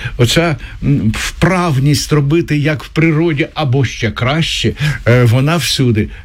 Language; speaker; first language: Ukrainian; native; Ukrainian